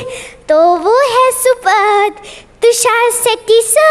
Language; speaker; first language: Hindi; non-native, local second language; Bangla